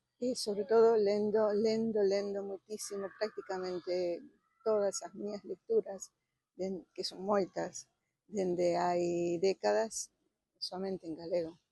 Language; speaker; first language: Galician; early bilingual, heritage; Galician